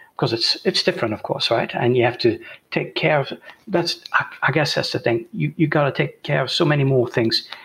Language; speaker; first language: English; non-native, fluent; Dutch